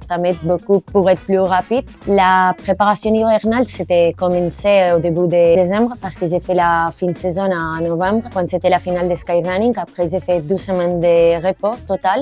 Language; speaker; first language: French; non-native, learner; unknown